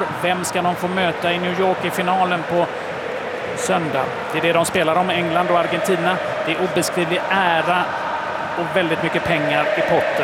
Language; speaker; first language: Swedish; native; Swedish